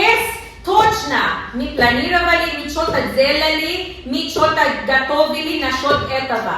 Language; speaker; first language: Russian; non-native, learner; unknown